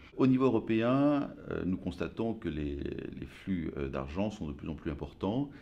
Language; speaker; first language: French; native; French